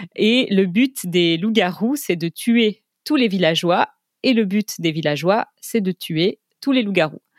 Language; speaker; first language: French; native; French